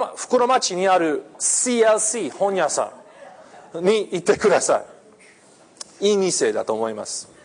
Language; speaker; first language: Japanese; non-native, fluent; English